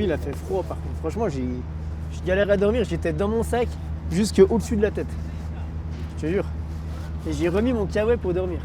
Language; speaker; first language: French; native; French